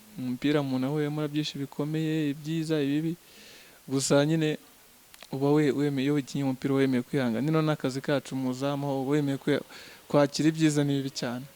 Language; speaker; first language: Kinyarwanda; native; Kinyarwanda